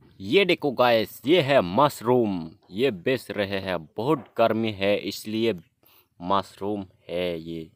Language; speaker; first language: Hindi; non-native, local second language; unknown